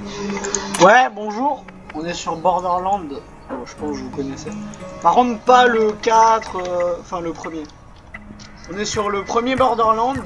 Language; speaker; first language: French; native; French